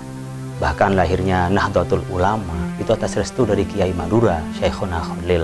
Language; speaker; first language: Indonesian; non-native, local second language; Madurese